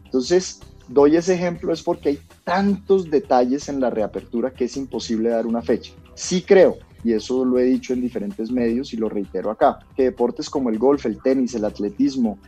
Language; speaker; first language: Spanish; native; Spanish